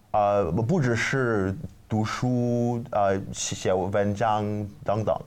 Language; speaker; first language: Chinese; non-native, learner; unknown